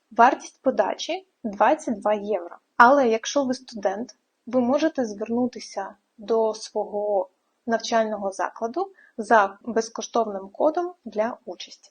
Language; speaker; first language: Ukrainian; native; Ukrainian